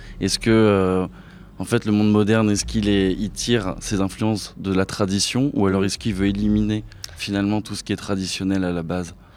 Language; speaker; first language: French; native; French